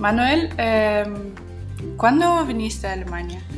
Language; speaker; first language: Spanish; non-native, fluent; Russian